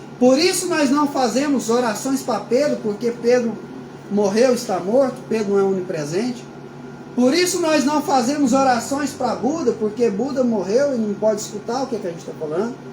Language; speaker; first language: Portuguese; native; Portuguese